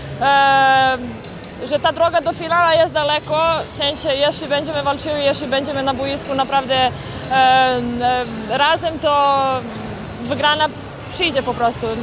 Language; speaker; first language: Polish; non-native, learner; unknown